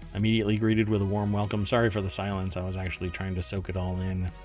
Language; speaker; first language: English; non-native, fluent; German